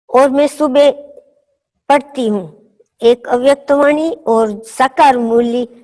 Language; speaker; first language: Hindi; non-native, fluent; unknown